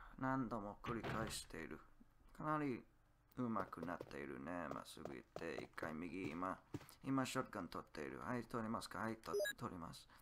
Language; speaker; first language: Japanese; non-native, learner; English